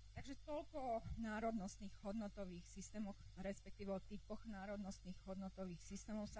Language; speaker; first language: Slovak; non-native, local second language; Hungarian